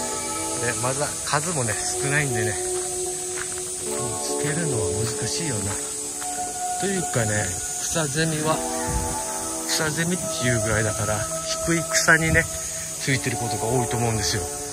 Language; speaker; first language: Japanese; native; Japanese